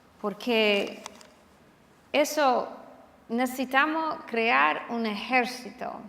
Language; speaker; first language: Spanish; non-native, fluent; English